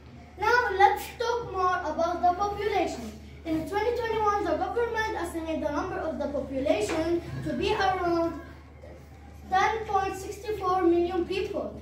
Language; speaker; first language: English; non-native, learner; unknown